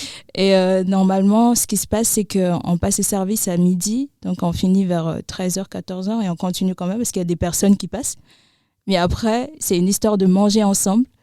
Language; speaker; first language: French; native; French